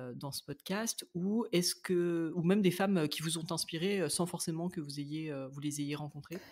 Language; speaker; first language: French; native; French